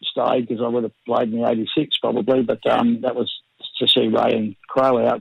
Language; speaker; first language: English; native; English